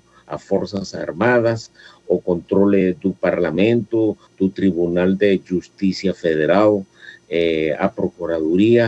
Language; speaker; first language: Portuguese; non-native, fluent; Spanish